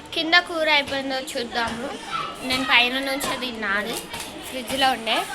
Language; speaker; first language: Telugu; non-native, local second language; Tamil